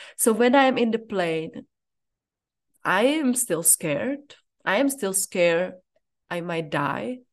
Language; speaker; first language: English; non-native, fluent; Czech